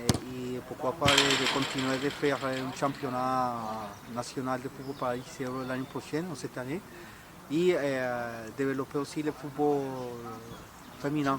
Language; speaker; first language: French; non-native, learner; Spanish